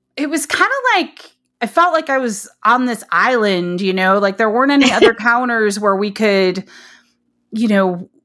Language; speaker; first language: English; native; English